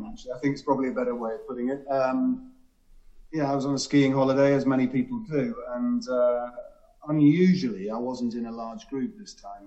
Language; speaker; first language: English; native; English